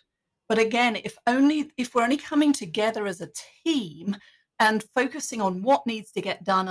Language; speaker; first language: English; native; English